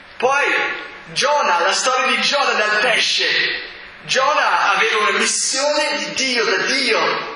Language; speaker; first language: Italian; non-native, fluent; English